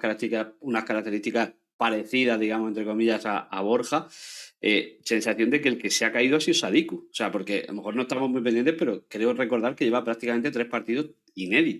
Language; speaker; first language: Spanish; native; Spanish